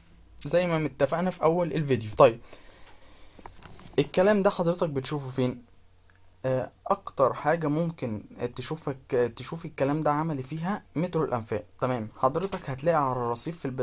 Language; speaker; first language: Arabic; native; Arabic